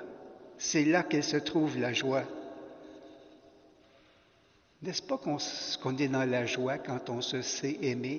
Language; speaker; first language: French; native; French